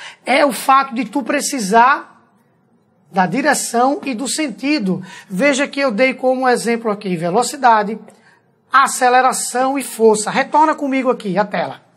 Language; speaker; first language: Portuguese; native; Portuguese